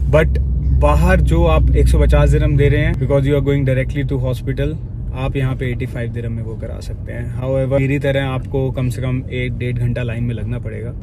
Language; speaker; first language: Hindi; native; Hindi